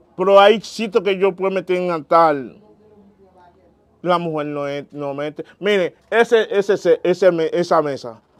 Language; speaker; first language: Spanish; non-native, learner; Haitian Creole